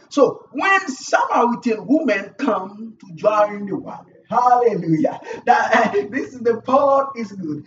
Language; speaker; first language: English; non-native, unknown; Haitian Creole